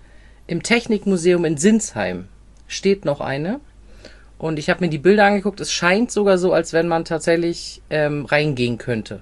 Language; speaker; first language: German; native; German